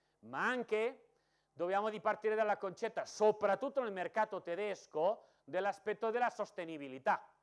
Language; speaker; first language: Italian; non-native, fluent; Catalan